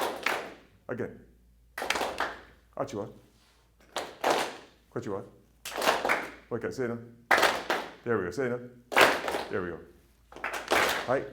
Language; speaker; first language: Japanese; non-native, fluent; English